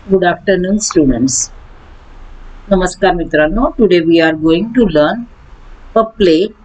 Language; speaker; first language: English; non-native, local second language; Marathi